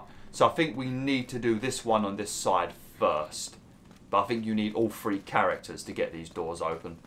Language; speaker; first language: English; native; English